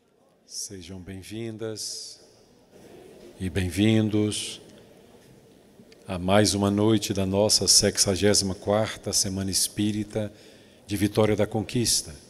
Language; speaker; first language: Portuguese; native; Portuguese